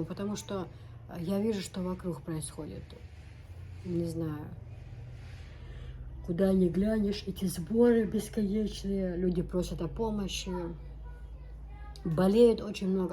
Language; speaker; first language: Russian; non-native, local second language; Chechen